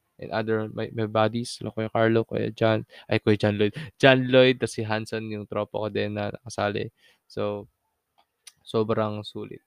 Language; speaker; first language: Filipino; non-native, local second language; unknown